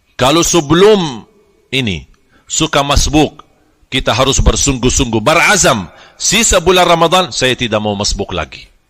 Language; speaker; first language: Malay; non-native, fluent; Arabic